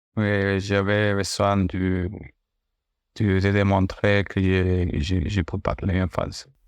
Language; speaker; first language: French; non-native, learner; Spanish